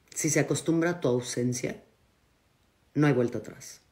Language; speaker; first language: Spanish; native; Spanish